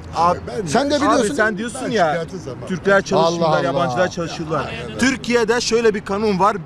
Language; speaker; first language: Turkish; non-native, fluent; Arabic